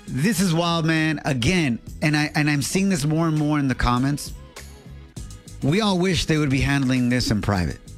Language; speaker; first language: English; early bilingual, other home language; Spanish